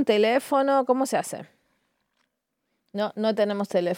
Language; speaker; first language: Spanish; native; Spanish